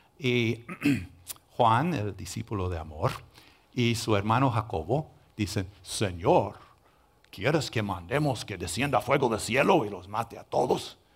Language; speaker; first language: Spanish; non-native, fluent; English